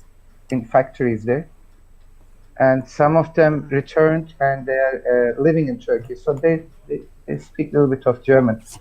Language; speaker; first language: English; non-native, fluent; Turkish